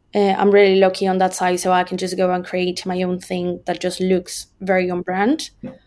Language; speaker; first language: English; non-native, fluent; Spanish